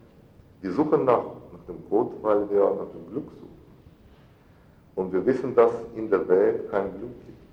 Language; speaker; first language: German; non-native, fluent; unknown